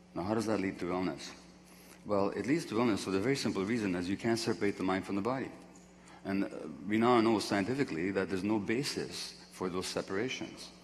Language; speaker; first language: English; non-native, fluent; Hungarian